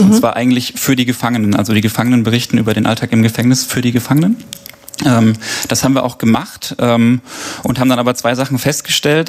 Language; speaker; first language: German; native; German